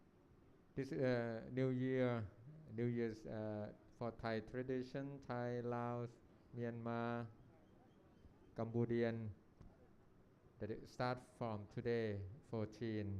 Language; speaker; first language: English; non-native, learner; Thai